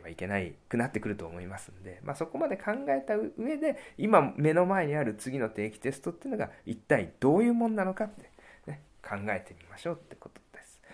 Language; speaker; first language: Japanese; native; Japanese